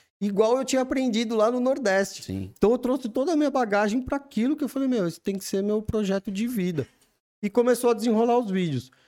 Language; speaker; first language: Portuguese; native; Portuguese